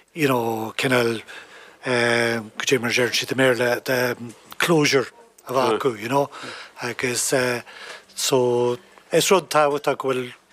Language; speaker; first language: Irish; native; Irish